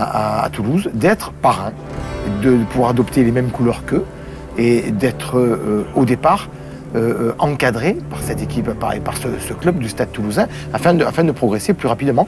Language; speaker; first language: French; native; French